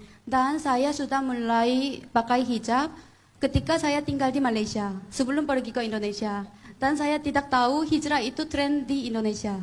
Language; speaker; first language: Indonesian; non-native, fluent; Korean